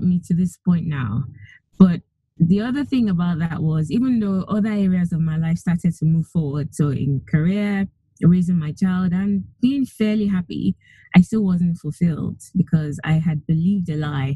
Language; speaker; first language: English; non-native, local second language; Yoruba